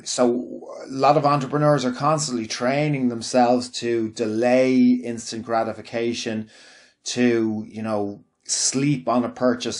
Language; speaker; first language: English; native; English